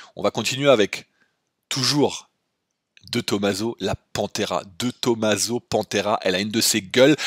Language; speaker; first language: French; native; French